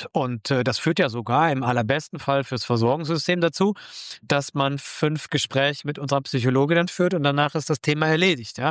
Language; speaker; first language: German; native; German